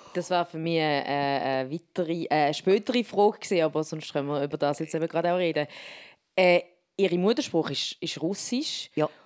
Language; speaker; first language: German; native; German